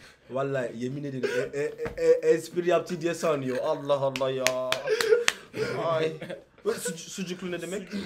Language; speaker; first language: Turkish; non-native, fluent; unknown